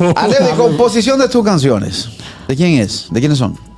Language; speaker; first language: Spanish; native; Spanish